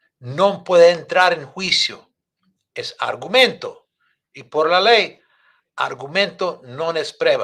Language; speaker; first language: Spanish; non-native, fluent; English